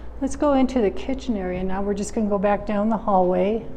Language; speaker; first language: English; native; English